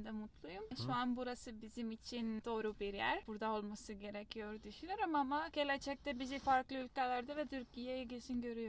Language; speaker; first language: Turkish; non-native, fluent; Estonian